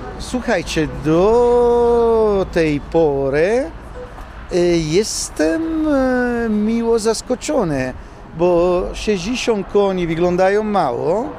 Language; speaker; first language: Polish; non-native, fluent; Italian